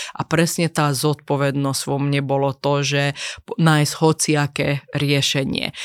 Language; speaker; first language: Slovak; non-native, local second language; Hungarian